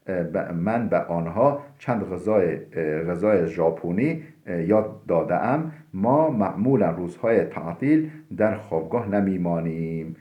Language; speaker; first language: Persian; non-native, fluent; Turkish